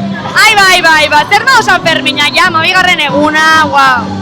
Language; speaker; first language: Basque; native; Basque